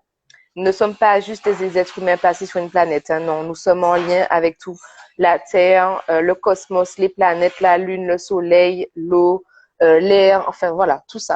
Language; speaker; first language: French; native; French